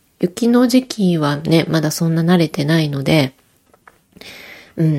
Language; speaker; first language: Japanese; native; Japanese